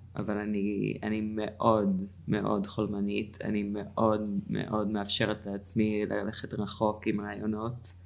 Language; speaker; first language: Hebrew; non-native, fluent; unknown